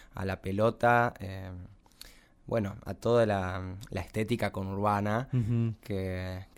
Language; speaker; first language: Spanish; native; Spanish